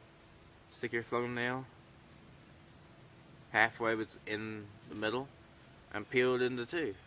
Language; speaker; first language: English; native; English